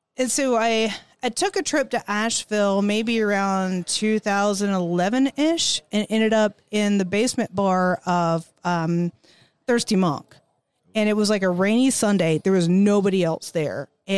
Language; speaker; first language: English; native; English